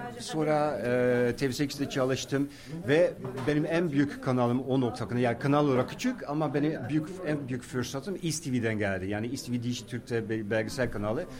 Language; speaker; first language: Turkish; non-native, fluent; Dutch